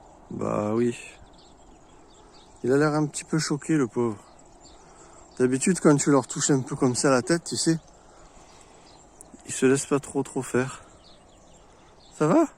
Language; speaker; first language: French; native; French